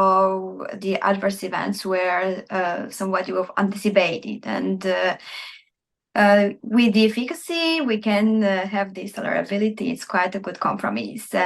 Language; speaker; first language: English; non-native, fluent; Armenian